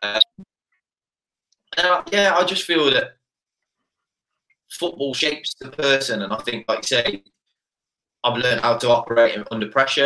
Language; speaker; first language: English; native; English